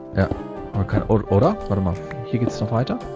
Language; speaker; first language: German; native; German